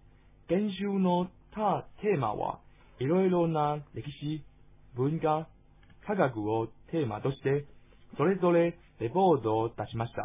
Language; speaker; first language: Japanese; non-native, learner; Chinese